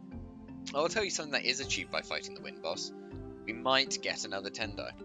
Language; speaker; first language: English; native; English